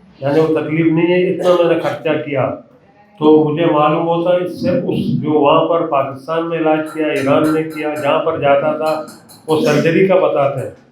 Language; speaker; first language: Hindi; non-native, fluent; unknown